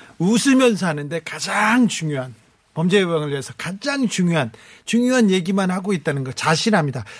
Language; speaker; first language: Korean; native; Korean